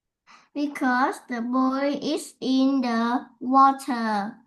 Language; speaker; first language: English; non-native, learner; Vietnamese